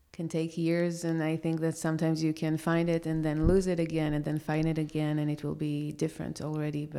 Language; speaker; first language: English; non-native, fluent; Hebrew